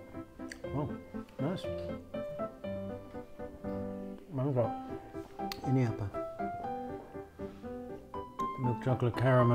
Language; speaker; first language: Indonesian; non-native, learner; English